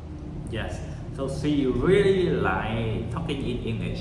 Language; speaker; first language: English; non-native, learner; Vietnamese